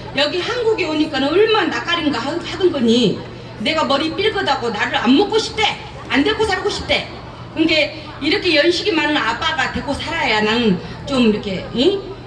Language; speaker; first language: Korean; non-native, fluent; Thai